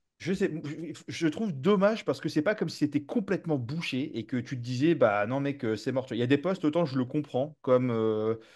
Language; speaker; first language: French; native; French